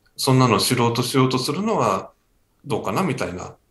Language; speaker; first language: Japanese; native; Japanese